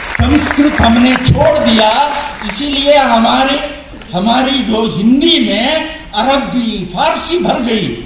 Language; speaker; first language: Hindi; non-native, local second language; Konkani